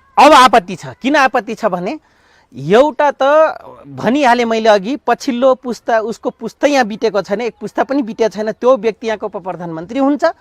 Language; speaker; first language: Nepali; non-native, local second language; Dangaura Tharu